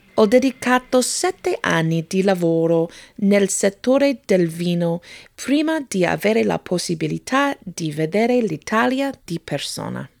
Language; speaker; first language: Italian; non-native, fluent; English